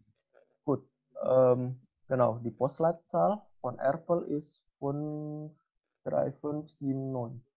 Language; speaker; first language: German; non-native, fluent; Indonesian